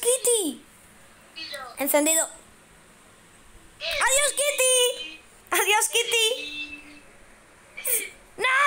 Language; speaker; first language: Spanish; native; Spanish